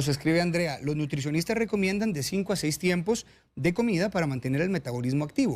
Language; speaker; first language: Spanish; native; Spanish